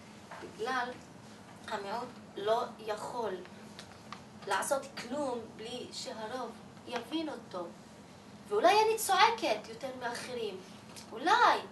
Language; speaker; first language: Hebrew; non-native, local second language; Arabic